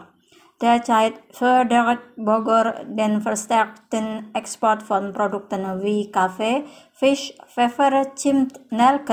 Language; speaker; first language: German; non-native, fluent; Indonesian